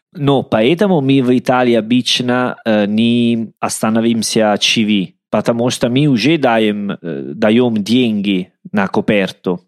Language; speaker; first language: Russian; non-native, learner; Italian